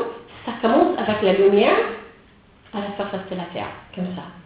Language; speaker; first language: French; non-native, fluent; English